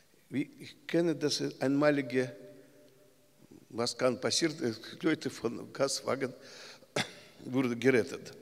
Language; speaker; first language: German; non-native, learner; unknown